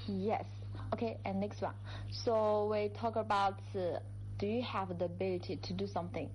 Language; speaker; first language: English; non-native, fluent; Chinese